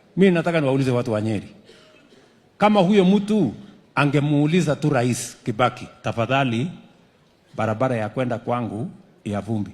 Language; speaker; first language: Swahili; non-native, local second language; Kalenjin